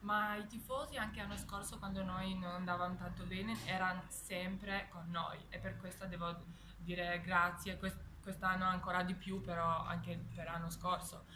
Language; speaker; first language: Italian; non-native, learner; Albanian